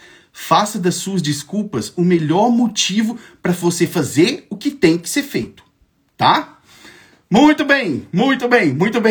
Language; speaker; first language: Portuguese; native; Portuguese